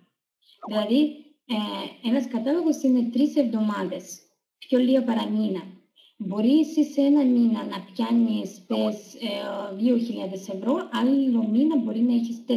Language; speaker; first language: Greek; non-native, fluent; Russian